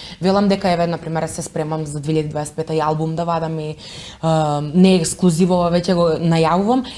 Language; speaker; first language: Macedonian; native; Macedonian